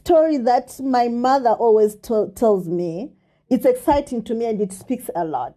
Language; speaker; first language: English; non-native, local second language; Shona